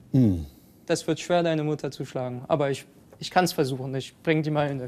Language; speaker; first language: German; non-native, fluent; French